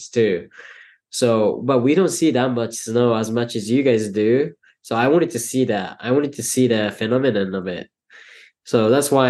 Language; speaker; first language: English; non-native, fluent; Japanese